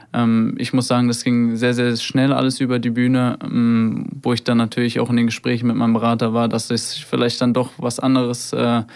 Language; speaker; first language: German; native; German